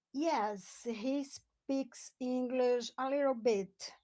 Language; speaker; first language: English; non-native, learner; Portuguese